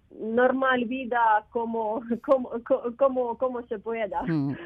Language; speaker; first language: Spanish; non-native, learner; Ukrainian